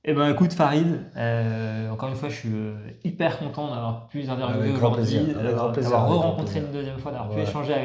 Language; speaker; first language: French; native; French